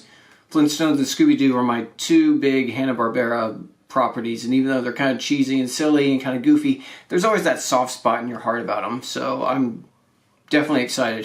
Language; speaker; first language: English; native; English